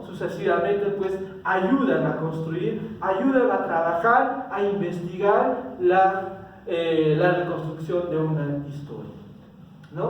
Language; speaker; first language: Spanish; native; Spanish